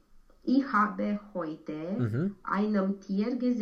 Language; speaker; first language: German; non-native, learner; Romanian